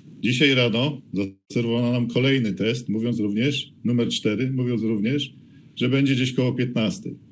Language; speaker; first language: Polish; native; Polish